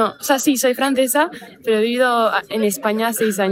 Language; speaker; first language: Spanish; non-native, fluent; French